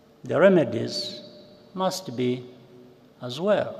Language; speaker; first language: English; non-native, local second language; Kinyarwanda